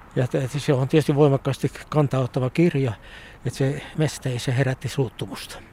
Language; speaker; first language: Finnish; native; Finnish